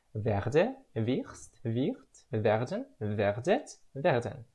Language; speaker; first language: German; non-native, learner; Russian